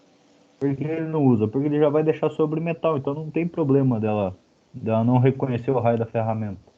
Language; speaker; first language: Portuguese; native; Portuguese